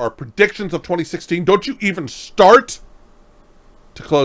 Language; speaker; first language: English; native; English